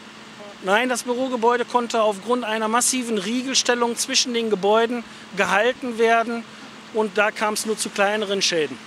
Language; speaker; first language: German; native; German